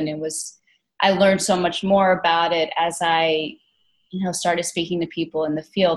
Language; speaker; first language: English; native; English